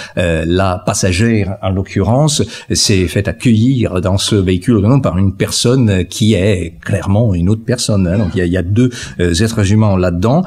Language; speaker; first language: French; non-native, fluent; Italian